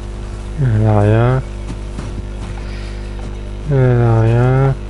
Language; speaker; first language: French; native; French